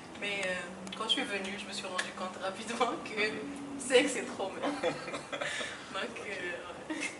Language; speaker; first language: French; non-native, local second language; Arabic